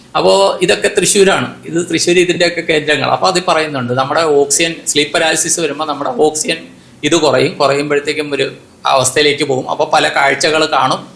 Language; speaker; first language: Malayalam; non-native, local second language; Konkani